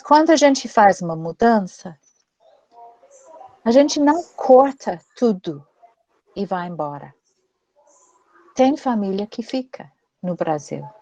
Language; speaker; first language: Portuguese; non-native, fluent; English